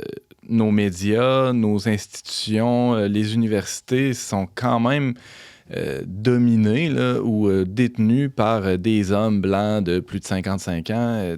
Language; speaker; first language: French; native; French